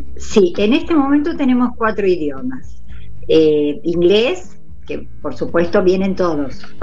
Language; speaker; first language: Spanish; non-native, local second language; German